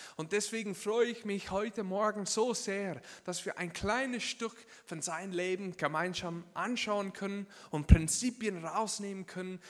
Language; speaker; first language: German; non-native, fluent; English